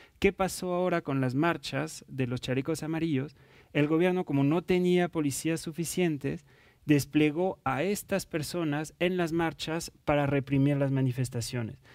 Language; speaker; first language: Spanish; non-native, fluent; French